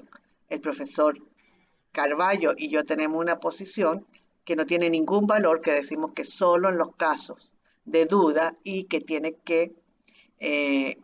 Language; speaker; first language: Spanish; native; Spanish